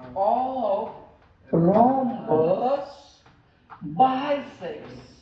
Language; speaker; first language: English; non-native, local second language; Marathi